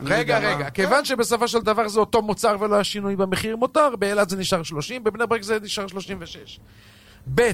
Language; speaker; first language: Hebrew; native; Hebrew